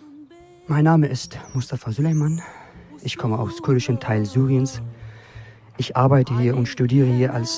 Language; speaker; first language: German; non-native, fluent; Kurdish